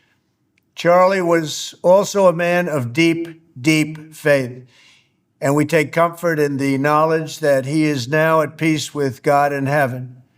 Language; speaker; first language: English; native; English